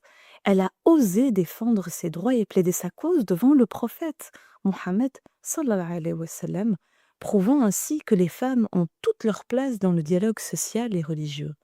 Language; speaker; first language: French; native; French